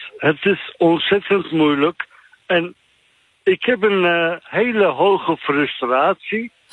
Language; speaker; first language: Dutch; non-native, fluent; Turkish